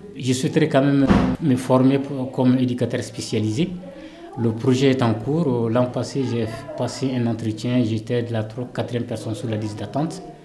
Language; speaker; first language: French; non-native, local second language; Bambara